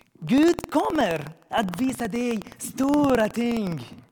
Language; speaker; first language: Swedish; non-native, learner; Arabic